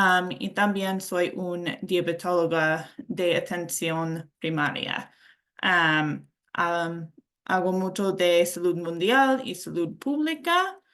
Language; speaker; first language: Spanish; non-native, learner; English